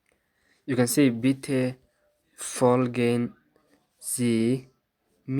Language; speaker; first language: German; non-native, fluent; Somali